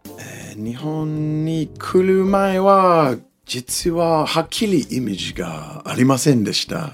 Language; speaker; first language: Japanese; non-native, learner; English